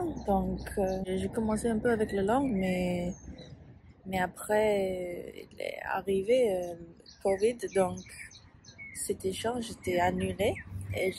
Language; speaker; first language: French; non-native, learner; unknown